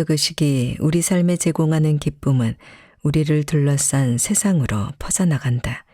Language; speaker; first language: Korean; native; Korean